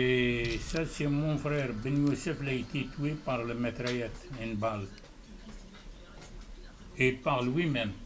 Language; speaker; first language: French; non-native, fluent; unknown